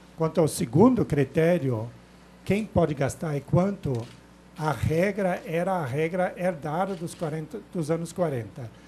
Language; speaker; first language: Portuguese; non-native, fluent; German